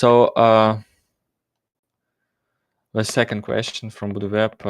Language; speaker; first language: English; non-native, learner; Russian